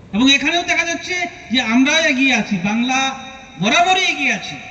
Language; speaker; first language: Bangla; non-native, local second language; Santali